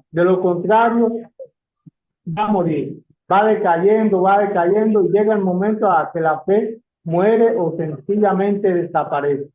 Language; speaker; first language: Spanish; native; Spanish